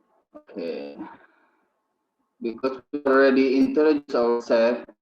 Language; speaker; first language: English; non-native, learner; Indonesian